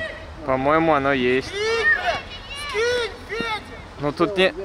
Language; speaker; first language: Russian; native; Russian